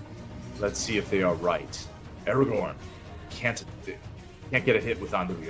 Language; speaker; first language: English; native; English